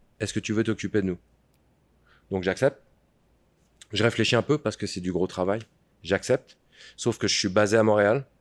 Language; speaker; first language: French; native; French